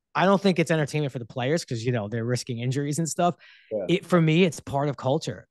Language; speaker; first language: English; native; English